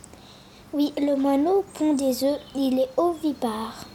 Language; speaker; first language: French; native; French